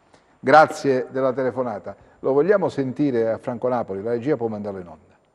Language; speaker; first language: Italian; native; Italian